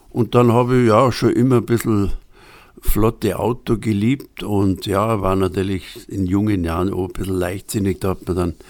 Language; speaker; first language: German; native; German